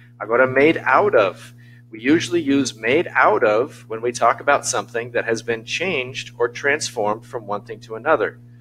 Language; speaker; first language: English; native; English